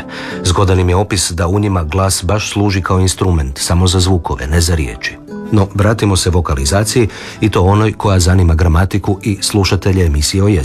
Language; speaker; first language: Serbian; native; Serbian